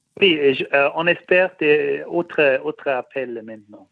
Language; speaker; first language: French; non-native, learner; German